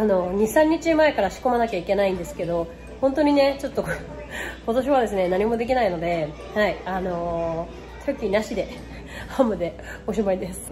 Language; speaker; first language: Japanese; native; Japanese